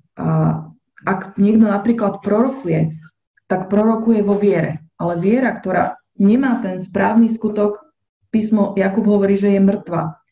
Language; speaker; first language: Slovak; native; Slovak